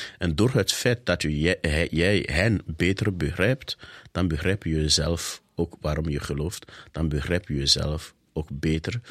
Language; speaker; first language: Dutch; non-native, fluent; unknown